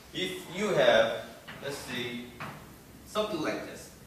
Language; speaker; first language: English; non-native, fluent; Korean